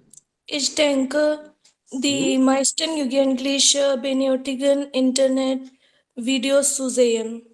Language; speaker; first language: German; non-native, learner; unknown